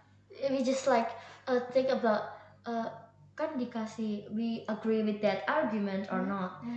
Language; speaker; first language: English; non-native, learner; Indonesian